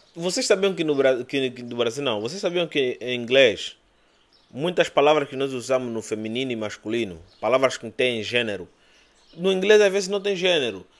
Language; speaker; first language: Portuguese; native; Portuguese